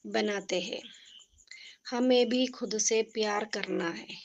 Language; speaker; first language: Hindi; non-native, local second language; Malayalam